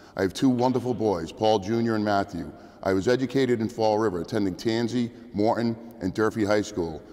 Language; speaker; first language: English; native; English